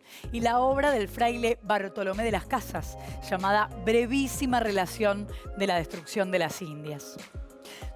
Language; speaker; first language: Spanish; native; Spanish